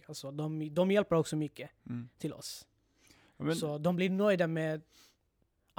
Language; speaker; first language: Swedish; non-native, learner; Bangla